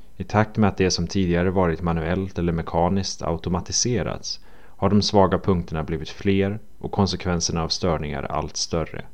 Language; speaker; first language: Swedish; native; Swedish